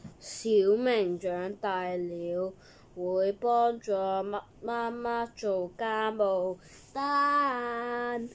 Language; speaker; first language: Chinese; non-native, learner; English